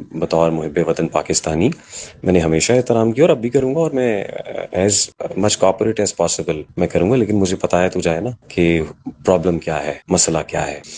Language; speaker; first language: Urdu; native; Urdu